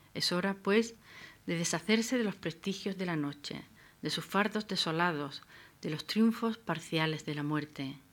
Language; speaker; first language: Spanish; native; Spanish